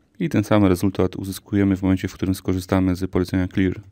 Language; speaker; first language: Polish; native; Polish